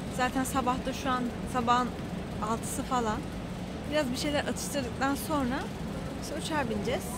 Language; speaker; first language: Turkish; native; Turkish